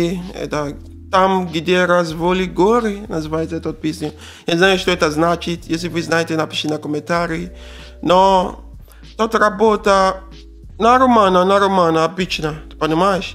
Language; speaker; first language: Russian; non-native, learner; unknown